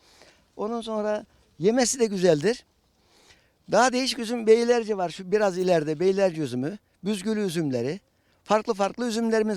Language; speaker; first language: Turkish; native; Turkish